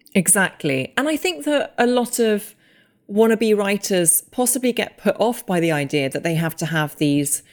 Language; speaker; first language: English; native; English